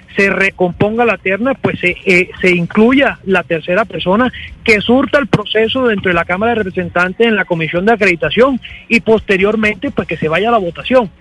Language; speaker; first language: Spanish; native; Spanish